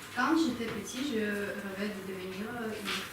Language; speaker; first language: French; non-native, learner; Ukrainian